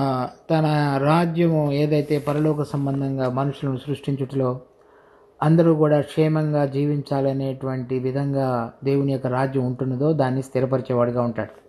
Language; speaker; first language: Telugu; native; Telugu